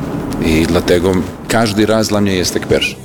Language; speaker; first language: Polish; non-native, fluent; Serbian